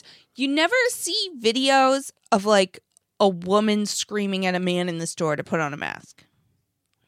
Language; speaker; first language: English; native; English